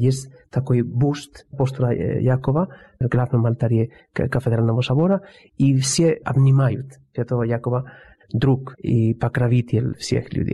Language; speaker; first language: Russian; non-native, fluent; Spanish